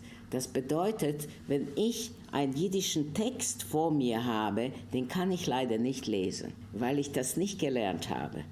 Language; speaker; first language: German; non-native, fluent; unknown